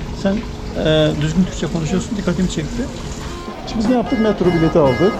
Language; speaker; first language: Turkish; native; Turkish